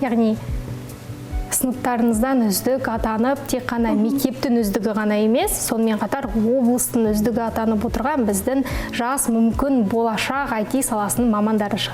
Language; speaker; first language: Kazakh; native; Kazakh